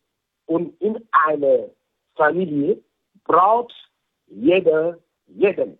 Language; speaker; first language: German; non-native, fluent; French